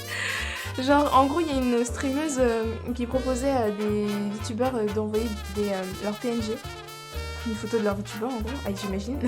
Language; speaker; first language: French; native; French